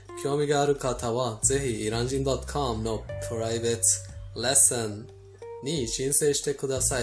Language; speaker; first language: Japanese; non-native, fluent; Persian